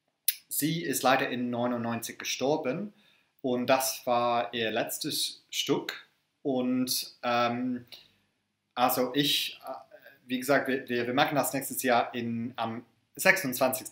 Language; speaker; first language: German; non-native, fluent; English